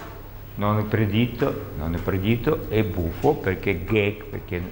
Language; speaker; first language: Italian; non-native, learner; Russian